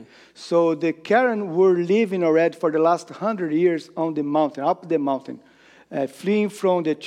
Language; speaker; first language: English; non-native, fluent; Portuguese